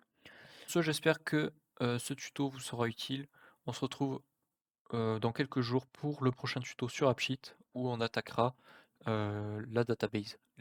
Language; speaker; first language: French; native; French